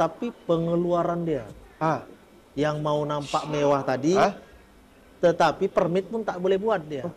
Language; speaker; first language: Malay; early bilingual, heritage; Indonesian